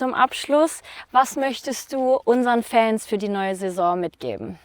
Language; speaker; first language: German; native; German